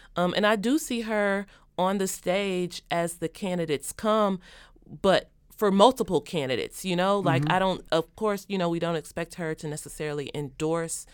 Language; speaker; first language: English; native; English